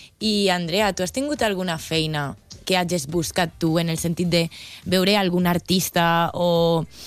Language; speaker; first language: Catalan; native; Catalan